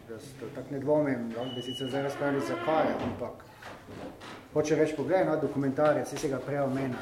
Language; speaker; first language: Slovenian; native; Slovenian